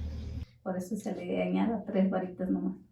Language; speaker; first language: Spanish; native; Spanish